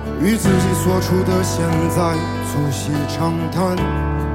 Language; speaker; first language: Chinese; native; Chinese